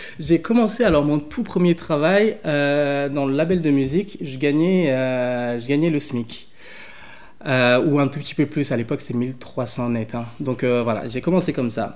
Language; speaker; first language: French; early bilingual, other home language; English